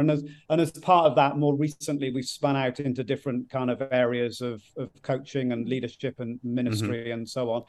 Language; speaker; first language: English; native; English